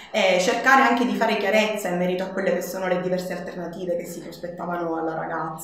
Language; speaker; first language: Italian; native; Italian